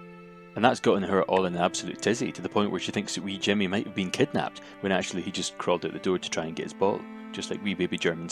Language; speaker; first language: English; native; English